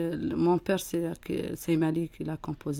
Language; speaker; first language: French; non-native, learner; Arabic